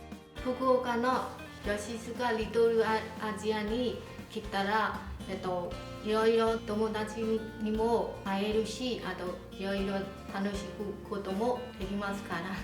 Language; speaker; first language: Japanese; non-native, learner; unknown